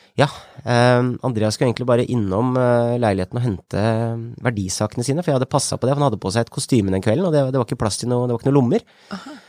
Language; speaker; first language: Norwegian; native; Norwegian